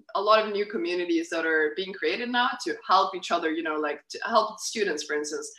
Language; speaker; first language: English; non-native, fluent; Lithuanian